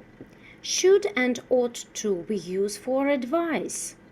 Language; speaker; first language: English; non-native, fluent; Russian